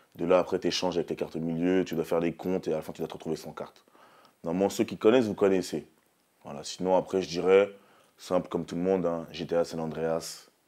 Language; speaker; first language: French; early bilingual, other home language; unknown